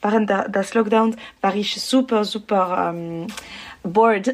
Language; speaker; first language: German; non-native, learner; French